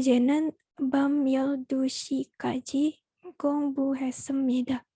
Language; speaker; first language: Korean; non-native, learner; Indonesian